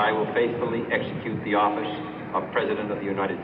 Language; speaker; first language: English; native; English